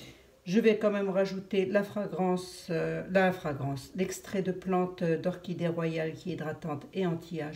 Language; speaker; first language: French; native; French